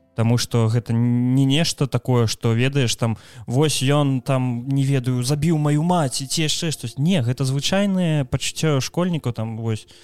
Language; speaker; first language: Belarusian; non-native, local second language; Russian